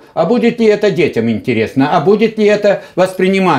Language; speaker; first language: Russian; native; Russian